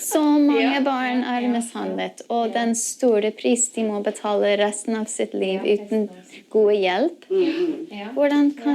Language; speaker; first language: Norwegian; non-native, learner; English